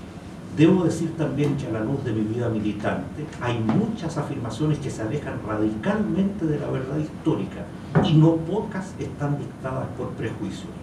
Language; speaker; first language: Spanish; native; Spanish